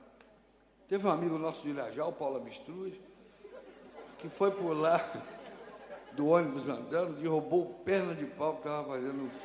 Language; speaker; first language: Portuguese; native; Portuguese